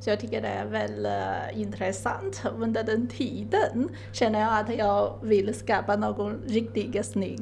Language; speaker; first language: Swedish; non-native, fluent; Chinese